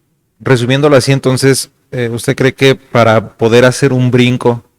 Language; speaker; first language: Spanish; native; Spanish